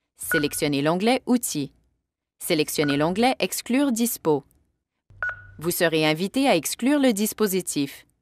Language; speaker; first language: French; native; French